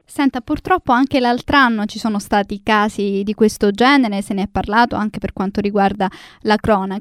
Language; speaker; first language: Italian; native; Italian